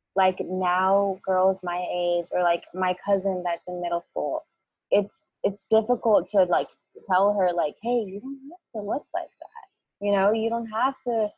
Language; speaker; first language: English; early bilingual, other home language; Spanish